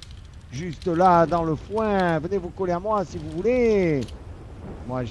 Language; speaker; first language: French; native; French